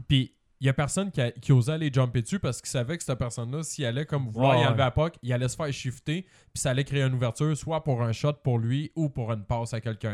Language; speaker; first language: French; native; French